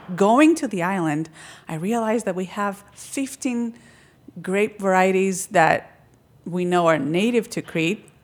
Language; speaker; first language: English; non-native, fluent; Greek